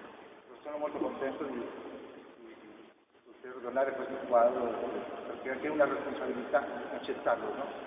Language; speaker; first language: Italian; non-native, fluent; Spanish